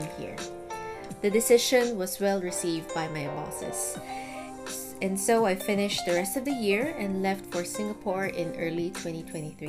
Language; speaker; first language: English; non-native, local second language; Filipino